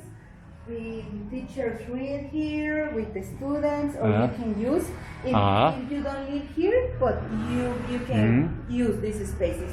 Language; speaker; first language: English; non-native, learner; Spanish